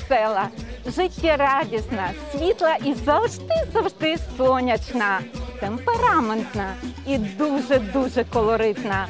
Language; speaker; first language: Russian; non-native, fluent; Spanish